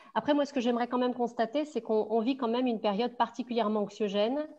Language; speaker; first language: French; native; French